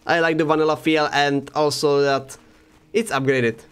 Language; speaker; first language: English; non-native, fluent; Czech